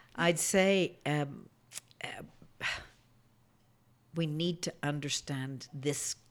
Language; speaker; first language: English; native; English